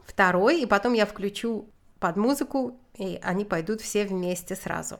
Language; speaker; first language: Russian; native; Russian